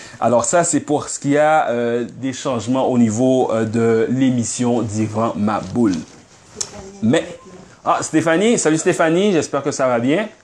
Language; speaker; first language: French; native; French